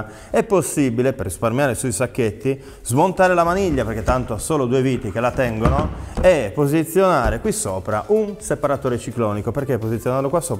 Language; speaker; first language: Italian; native; Italian